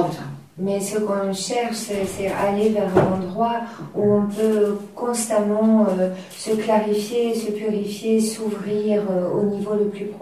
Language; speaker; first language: French; native; French